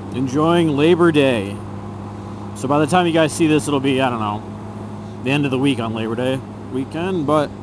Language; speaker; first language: English; native; English